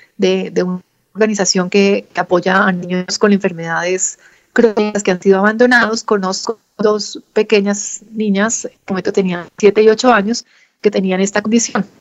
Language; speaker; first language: Spanish; native; Spanish